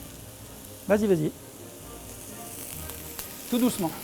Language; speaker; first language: French; native; French